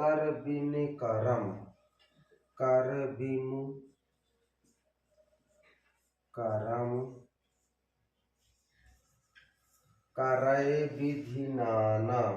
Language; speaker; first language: Hindi; native; Hindi